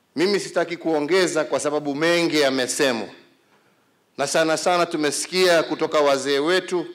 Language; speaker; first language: Swahili; non-native, local second language; Kikuyu